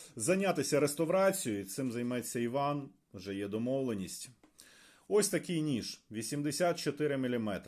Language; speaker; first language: Ukrainian; native; Ukrainian